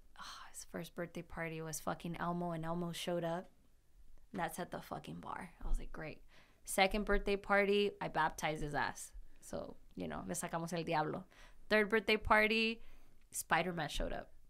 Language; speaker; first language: English; early bilingual, other home language; Spanish